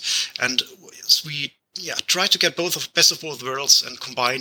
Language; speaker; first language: English; non-native, fluent; German